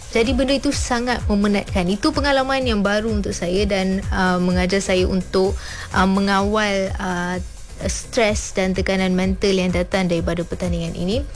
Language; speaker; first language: Malay; non-native, fluent; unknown